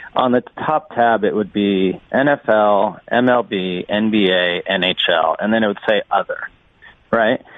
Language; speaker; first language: English; native; English